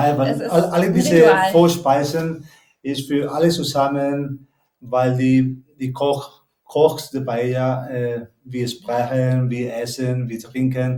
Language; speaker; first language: German; non-native, learner; Spanish